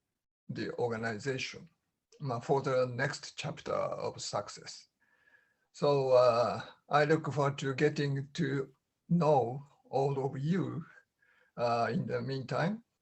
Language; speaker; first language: English; non-native, learner; Japanese